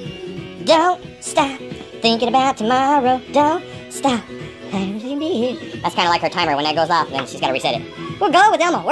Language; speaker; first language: English; native; English